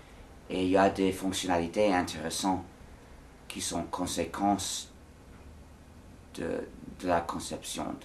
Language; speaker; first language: French; non-native, fluent; English